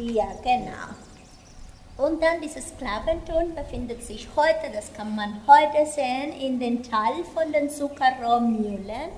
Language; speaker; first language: German; non-native, fluent; Spanish